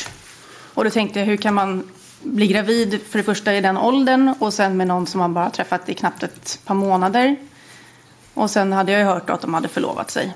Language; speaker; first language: Swedish; native; Swedish